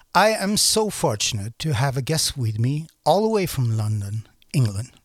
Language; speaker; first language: English; non-native, fluent; Norwegian